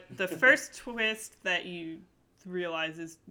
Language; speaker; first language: English; native; English